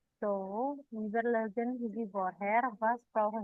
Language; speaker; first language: German; non-native, fluent; Indonesian